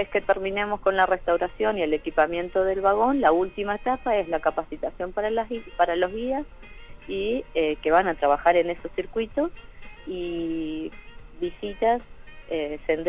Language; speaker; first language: Spanish; native; Spanish